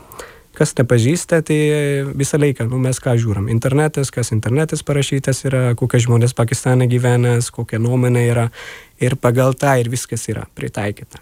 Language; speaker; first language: Lithuanian; non-native, fluent; Urdu